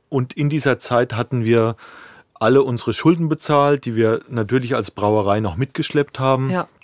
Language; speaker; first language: German; native; German